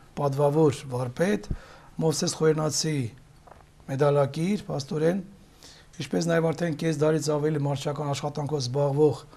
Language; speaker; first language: Armenian; native; Armenian